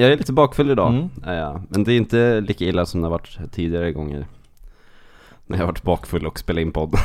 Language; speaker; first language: Swedish; native; Swedish